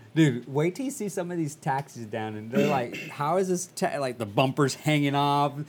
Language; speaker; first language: English; early bilingual, other home language; Spanish